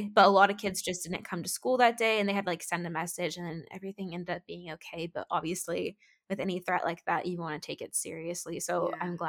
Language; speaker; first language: English; native; English